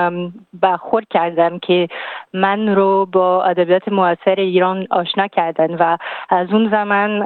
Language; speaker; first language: Persian; non-native, fluent; French